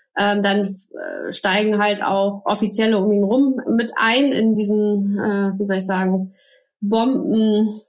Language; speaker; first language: German; native; German